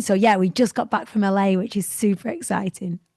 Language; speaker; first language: English; native; English